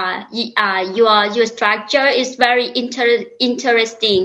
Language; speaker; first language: English; non-native, learner; Lao